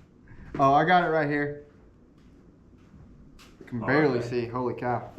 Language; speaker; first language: English; native; English